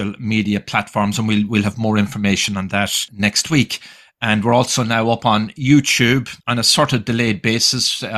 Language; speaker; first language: English; native; English